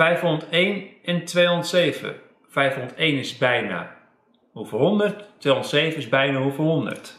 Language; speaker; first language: Dutch; native; Dutch